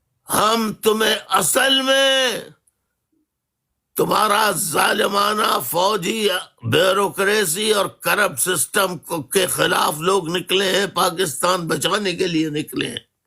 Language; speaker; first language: Urdu; native; Urdu